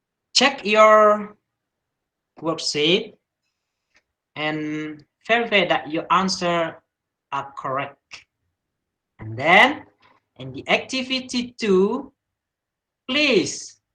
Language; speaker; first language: English; non-native, learner; Indonesian